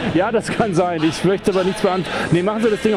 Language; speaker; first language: German; native; German